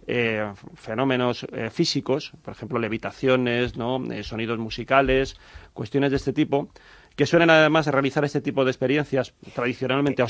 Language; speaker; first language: Spanish; native; Spanish